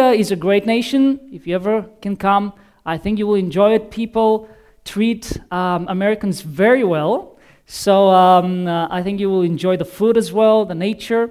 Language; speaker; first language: English; non-native, fluent; Bulgarian